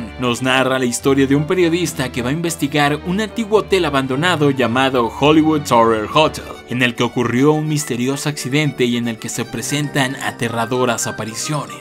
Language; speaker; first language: Spanish; native; Spanish